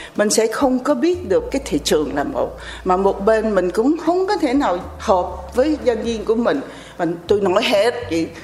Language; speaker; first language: Vietnamese; native; Vietnamese